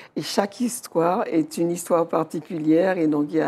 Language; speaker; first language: French; native; French